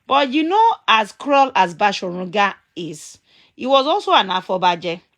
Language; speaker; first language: English; non-native, local second language; Yoruba